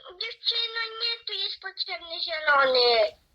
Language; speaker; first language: Polish; native; Polish